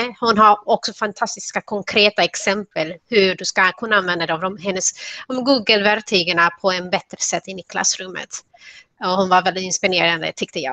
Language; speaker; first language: Swedish; non-native, fluent; Spanish